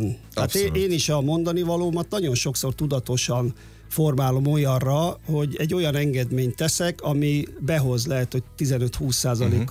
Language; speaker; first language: Hungarian; native; Hungarian